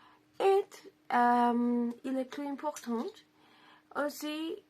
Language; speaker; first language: French; non-native, learner; Spanish